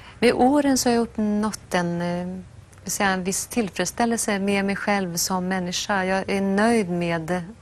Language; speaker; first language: Swedish; native; Swedish